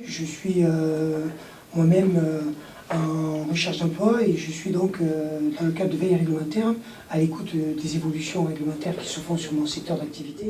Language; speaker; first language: French; native; French